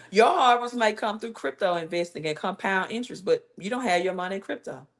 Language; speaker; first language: English; native; English